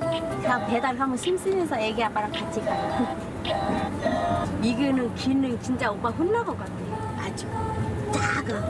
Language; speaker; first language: Korean; non-native, learner; Vietnamese